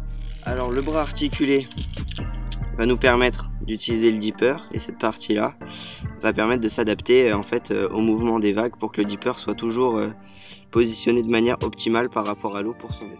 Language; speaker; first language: French; native; French